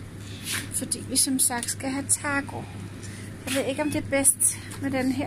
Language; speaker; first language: Danish; native; Danish